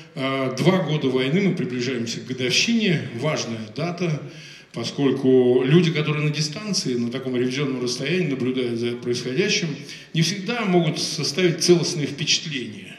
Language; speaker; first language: Russian; native; Russian